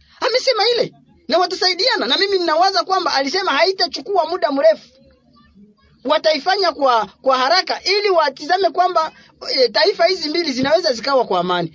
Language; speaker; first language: Swahili; native; Swahili